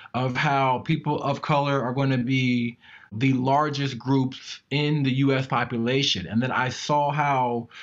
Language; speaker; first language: English; native; English